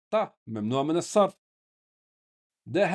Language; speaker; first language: Arabic; non-native, fluent; French